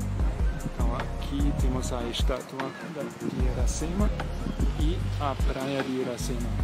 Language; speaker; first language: Portuguese; non-native, fluent; German